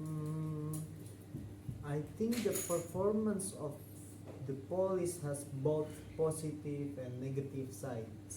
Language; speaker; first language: English; non-native, fluent; Indonesian